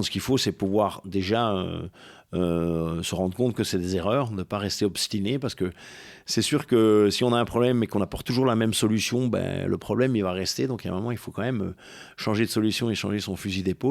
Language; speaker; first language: French; native; French